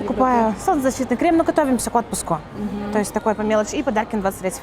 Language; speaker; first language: Russian; native; Russian